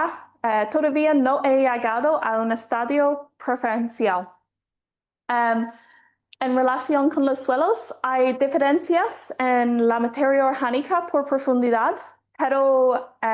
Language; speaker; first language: Spanish; non-native, fluent; English